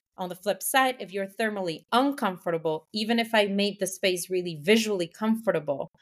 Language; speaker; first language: English; non-native, fluent; Spanish